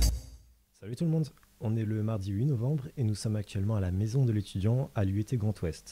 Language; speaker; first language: French; native; French